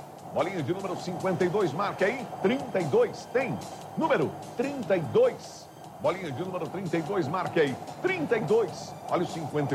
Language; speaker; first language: Portuguese; native; Portuguese